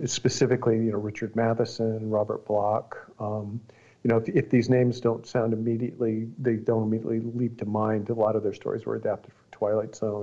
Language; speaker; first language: English; native; English